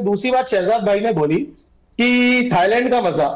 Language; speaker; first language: Hindi; native; Hindi